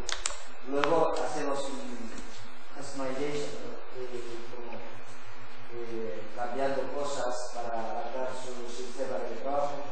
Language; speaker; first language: Spanish; non-native, learner; Korean